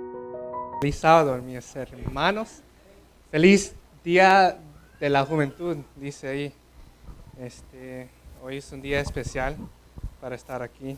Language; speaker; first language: Spanish; early bilingual, heritage; English